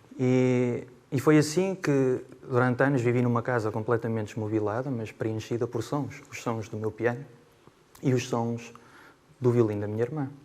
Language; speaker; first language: Portuguese; native; Portuguese